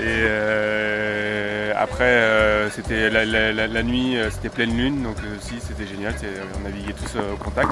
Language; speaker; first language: French; native; French